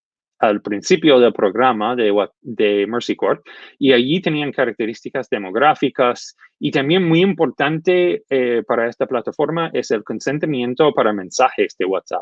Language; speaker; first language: Spanish; non-native, fluent; English